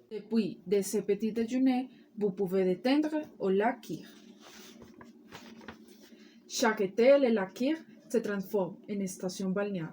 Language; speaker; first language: French; non-native, learner; Spanish